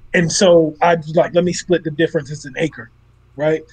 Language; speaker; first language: English; native; English